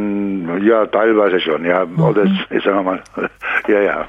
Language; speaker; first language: German; non-native, fluent; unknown